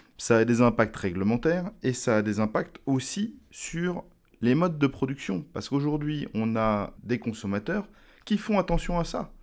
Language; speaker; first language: French; native; French